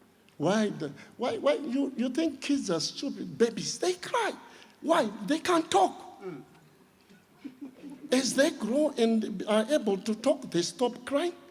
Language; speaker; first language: English; non-native, local second language; Shona